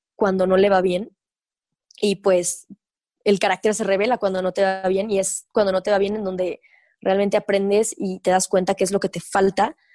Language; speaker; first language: Spanish; native; Spanish